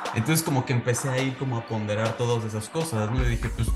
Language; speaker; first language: Spanish; native; Spanish